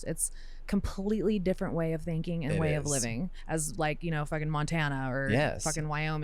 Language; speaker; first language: English; native; English